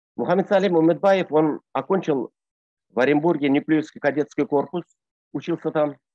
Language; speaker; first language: Russian; non-native, local second language; Bashkir